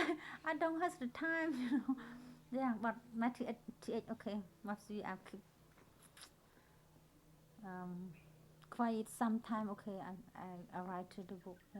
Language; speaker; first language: English; non-native, learner; Khmer